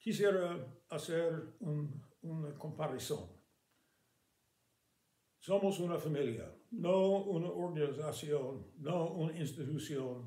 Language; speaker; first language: Spanish; non-native, fluent; English